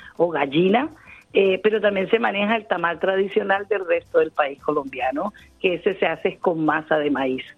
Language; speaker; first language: Spanish; native; Spanish